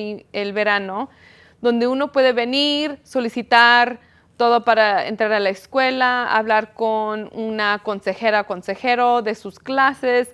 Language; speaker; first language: Spanish; early bilingual, heritage; Spanish